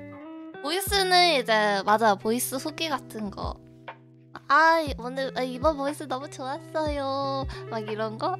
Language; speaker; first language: Japanese; non-native, learner; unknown